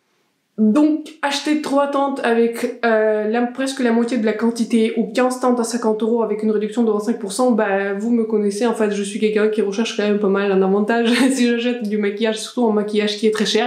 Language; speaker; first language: French; native; French